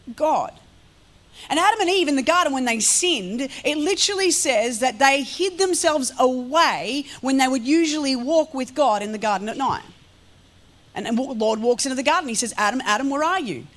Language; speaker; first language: English; native; English